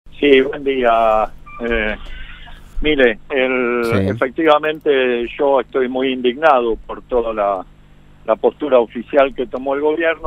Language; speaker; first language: Spanish; native; Spanish